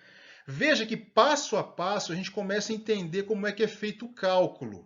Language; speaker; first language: Portuguese; native; Portuguese